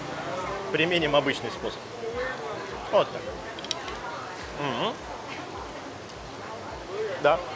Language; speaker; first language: Russian; native; Russian